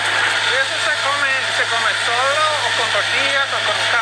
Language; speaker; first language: Spanish; non-native, fluent; English